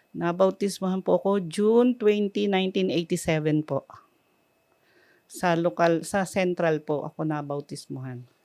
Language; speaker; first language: Filipino; native; Filipino